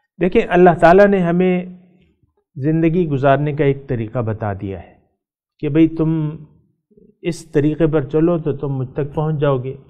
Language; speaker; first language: Urdu; non-native, local second language; Pashto